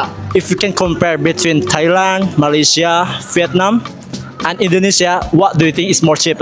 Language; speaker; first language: English; non-native, learner; Indonesian